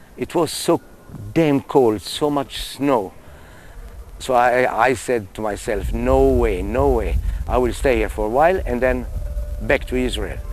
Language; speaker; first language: English; non-native, fluent; Hebrew